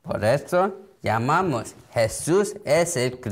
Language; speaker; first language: Spanish; non-native, learner; Korean